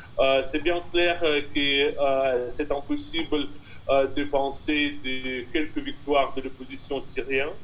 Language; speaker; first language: French; non-native, fluent; Russian